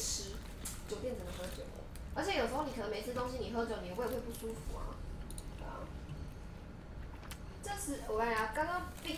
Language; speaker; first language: Chinese; native; Chinese